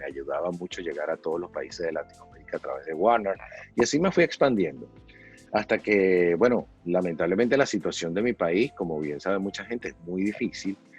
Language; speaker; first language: Spanish; native; Spanish